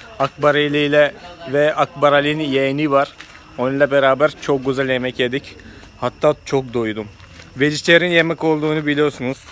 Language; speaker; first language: Turkish; non-native, fluent; Malayalam